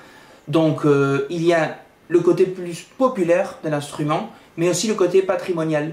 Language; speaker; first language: French; non-native, fluent; Spanish